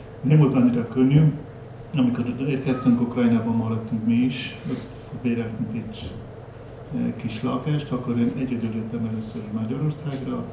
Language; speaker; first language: Hungarian; non-native, learner; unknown